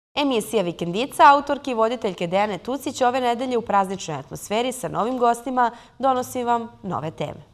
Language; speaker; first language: Serbian; native; Serbian